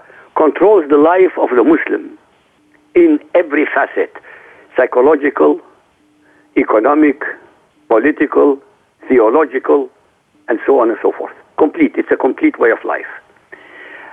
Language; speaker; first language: English; non-native, fluent; Arabic